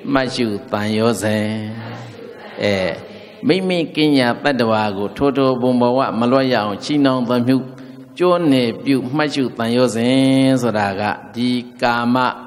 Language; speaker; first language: Burmese; native; Burmese